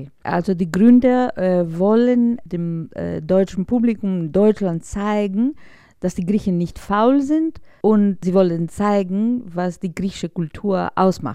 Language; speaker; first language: German; non-native, fluent; Greek